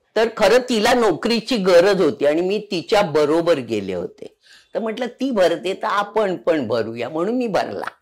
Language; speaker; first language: Marathi; non-native, local second language; Konkani